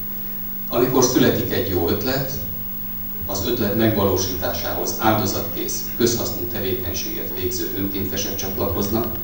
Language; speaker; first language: Hungarian; native; Hungarian